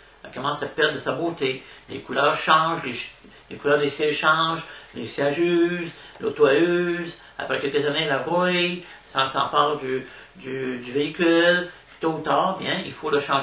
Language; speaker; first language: French; native; French